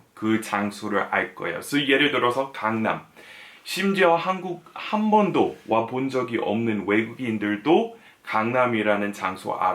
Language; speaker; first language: Korean; non-native, fluent; English